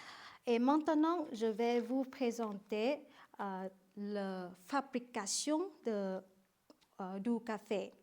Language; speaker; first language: French; non-native, learner; Vietnamese